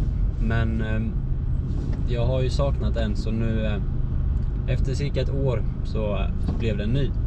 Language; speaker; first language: Swedish; native; Swedish